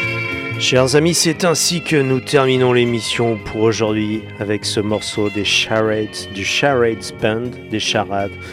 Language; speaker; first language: French; native; French